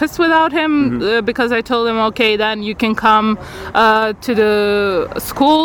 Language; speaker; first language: English; non-native, fluent; Croatian